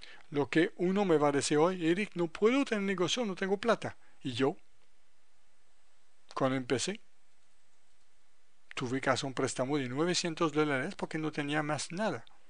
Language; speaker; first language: Spanish; non-native, fluent; French